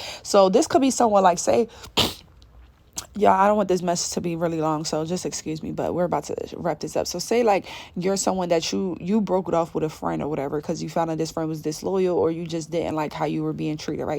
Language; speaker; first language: English; native; English